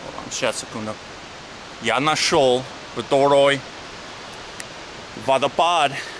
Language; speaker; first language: Russian; non-native, learner; English